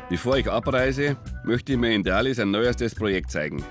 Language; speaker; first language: German; native; German